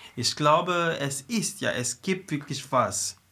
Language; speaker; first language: German; non-native, fluent; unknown